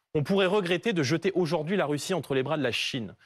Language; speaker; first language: French; native; French